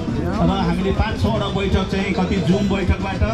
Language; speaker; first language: Nepali; native; Nepali